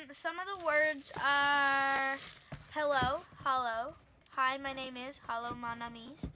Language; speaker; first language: English; native; English